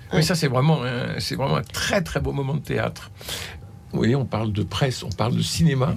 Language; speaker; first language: French; native; French